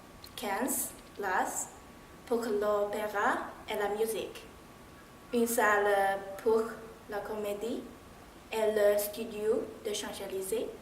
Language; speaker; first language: French; non-native, learner; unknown